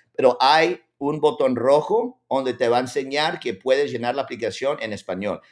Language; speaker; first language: Spanish; early bilingual, heritage; Spanish